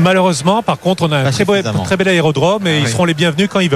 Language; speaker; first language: French; native; French